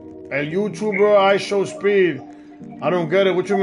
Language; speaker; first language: English; early bilingual, other home language; Spanish